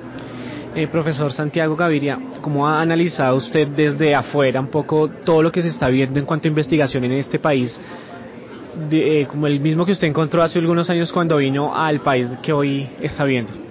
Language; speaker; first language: Spanish; native; Spanish